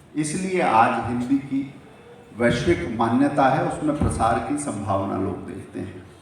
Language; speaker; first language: Hindi; native; Hindi